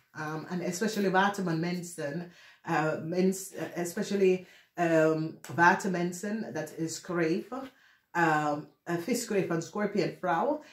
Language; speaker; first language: Dutch; non-native, learner; English